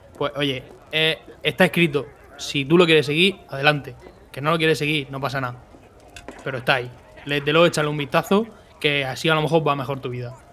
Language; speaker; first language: Spanish; native; Spanish